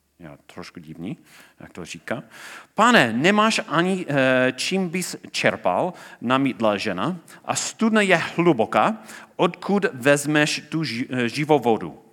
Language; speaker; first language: Czech; non-native, fluent; English